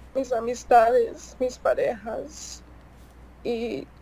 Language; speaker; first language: Spanish; early bilingual, heritage; Spanish